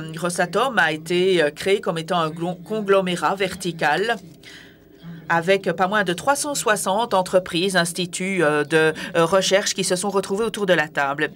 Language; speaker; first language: French; native; French